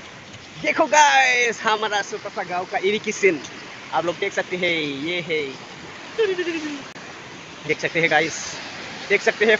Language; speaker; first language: Hindi; non-native, local second language; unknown